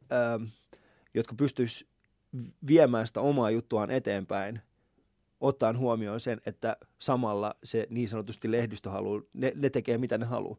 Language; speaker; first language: Finnish; native; Finnish